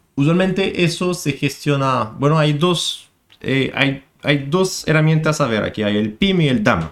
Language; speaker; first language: Spanish; non-native, fluent; French